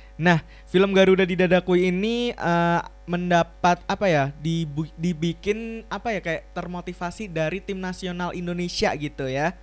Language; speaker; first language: Indonesian; native; Indonesian